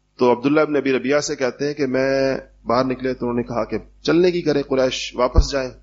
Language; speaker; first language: Urdu; native; Urdu